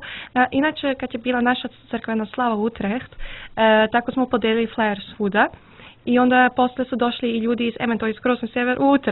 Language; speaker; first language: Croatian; early bilingual, heritage; Serbian